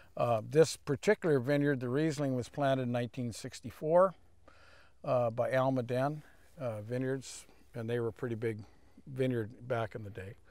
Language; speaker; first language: English; native; English